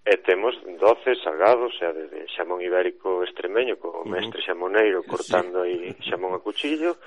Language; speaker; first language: Galician; native; Galician